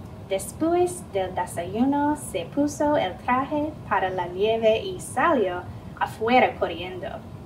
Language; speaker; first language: Spanish; non-native, fluent; English